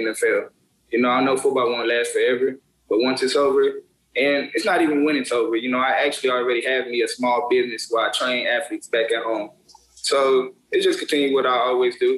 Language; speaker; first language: English; native; English